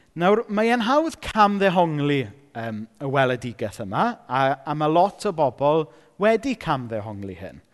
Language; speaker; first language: Welsh; native; Welsh